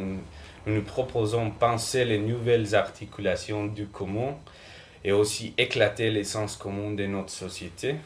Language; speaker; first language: French; non-native, fluent; Spanish